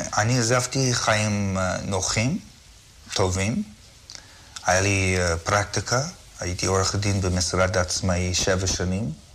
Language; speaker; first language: Hebrew; non-native, fluent; English